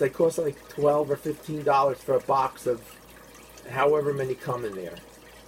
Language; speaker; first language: English; native; English